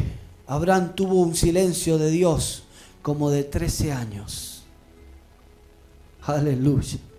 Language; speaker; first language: Spanish; native; Spanish